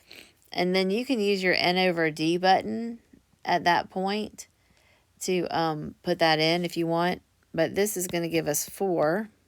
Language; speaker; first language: English; native; English